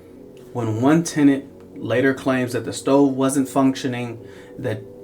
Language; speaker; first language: English; native; English